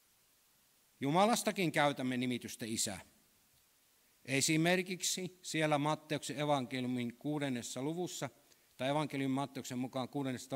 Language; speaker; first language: Finnish; native; Finnish